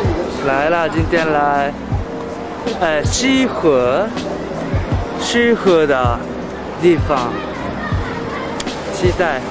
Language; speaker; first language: Chinese; non-native, learner; Japanese